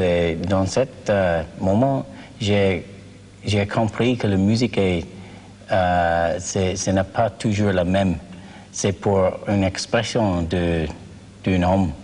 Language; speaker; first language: French; non-native, learner; English